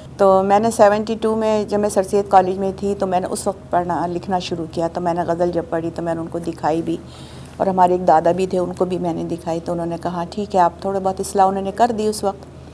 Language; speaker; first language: Urdu; native; Urdu